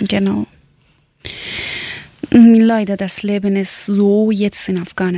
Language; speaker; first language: German; non-native, learner; Persian